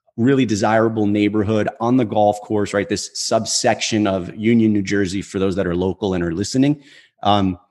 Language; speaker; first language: English; native; English